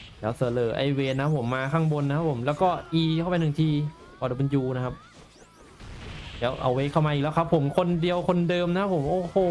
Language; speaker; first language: Thai; native; Thai